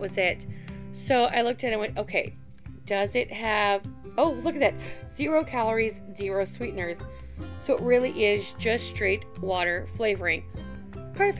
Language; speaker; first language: English; native; English